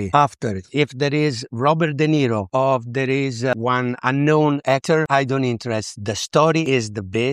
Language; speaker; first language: English; non-native, learner; Italian